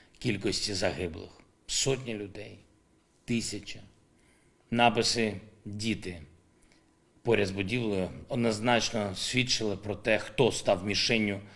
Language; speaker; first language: Ukrainian; non-native, local second language; Russian